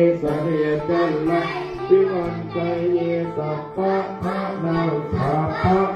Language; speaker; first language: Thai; native; Thai